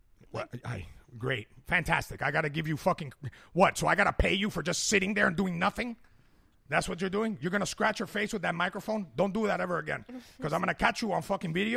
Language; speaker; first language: English; early bilingual, other home language; Spanish